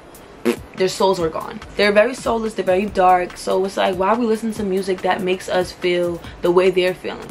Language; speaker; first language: English; native; English